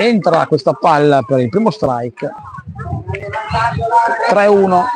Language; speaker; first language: Italian; native; Italian